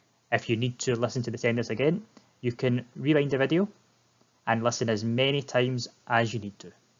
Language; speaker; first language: English; native; English